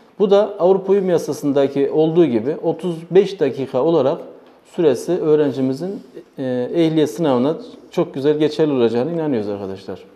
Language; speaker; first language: Turkish; early bilingual, heritage; Turkish